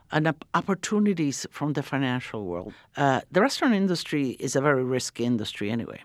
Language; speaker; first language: English; early bilingual, other home language; Croatian